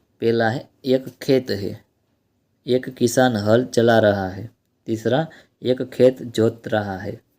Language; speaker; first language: Hindi; non-native, local second language; Gujarati